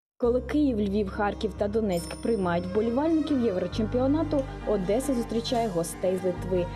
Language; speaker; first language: Ukrainian; native; Ukrainian